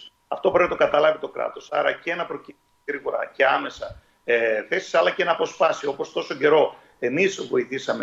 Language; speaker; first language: Greek; native; Greek